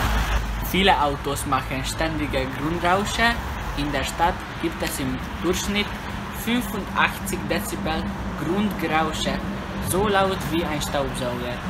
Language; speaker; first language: German; non-native, learner; Hungarian